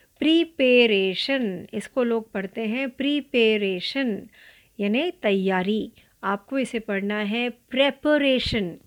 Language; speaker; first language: Hindi; non-native, local second language; Marathi